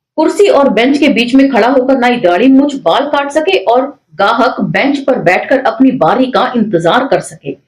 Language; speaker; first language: Hindi; native; Hindi